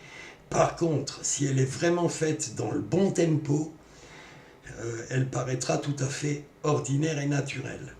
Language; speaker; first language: French; native; French